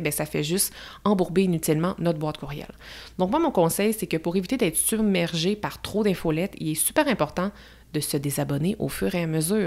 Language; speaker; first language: French; native; French